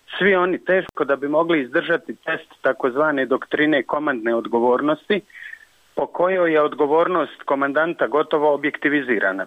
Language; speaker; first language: Serbian; native; Serbian